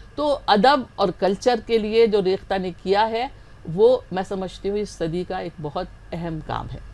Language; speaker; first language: Hindi; native; Hindi